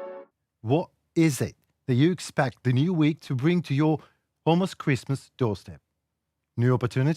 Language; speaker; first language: English; non-native, fluent; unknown